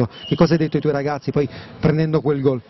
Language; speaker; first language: Italian; native; Italian